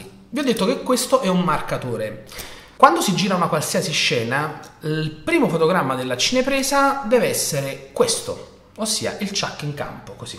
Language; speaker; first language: Italian; native; Italian